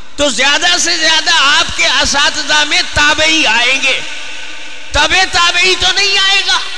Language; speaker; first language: Urdu; native; Urdu